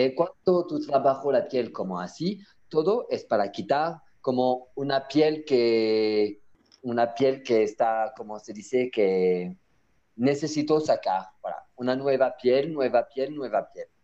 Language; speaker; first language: Spanish; non-native, learner; French